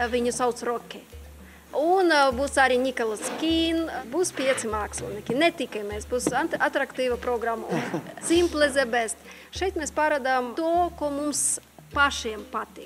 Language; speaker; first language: Latvian; non-native, local second language; Russian